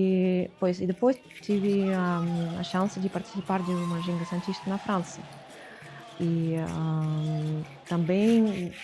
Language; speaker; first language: Portuguese; non-native, fluent; Russian